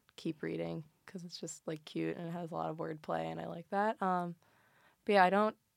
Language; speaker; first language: English; native; English